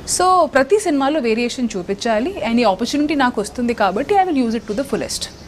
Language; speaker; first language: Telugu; non-native, local second language; Hindi